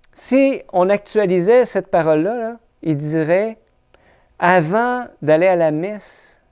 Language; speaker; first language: French; native; French